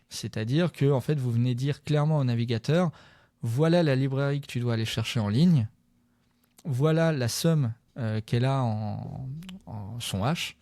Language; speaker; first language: French; native; French